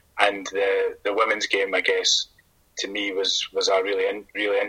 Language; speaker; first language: English; native; English